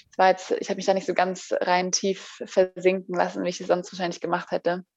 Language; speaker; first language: German; native; German